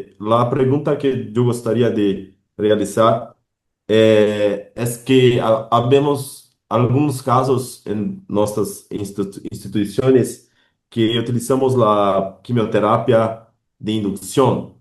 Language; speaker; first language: Spanish; non-native, learner; Portuguese